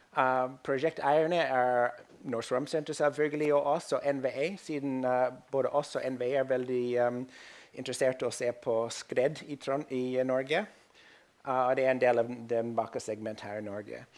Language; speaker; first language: Norwegian; non-native, fluent; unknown